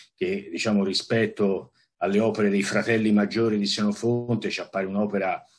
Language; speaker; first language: Italian; native; Italian